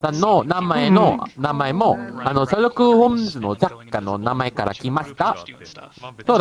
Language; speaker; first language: Japanese; non-native, learner; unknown